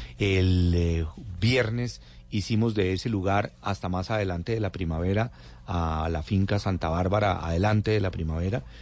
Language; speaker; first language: Spanish; native; Spanish